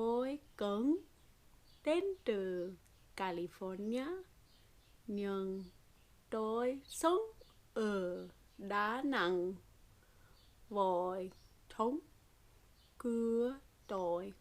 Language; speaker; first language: Vietnamese; non-native, learner; English